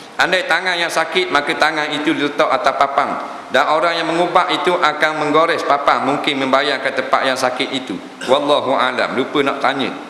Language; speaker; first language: Malay; native; Malay